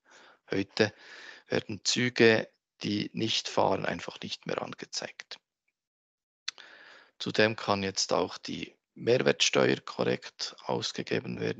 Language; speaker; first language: German; native; German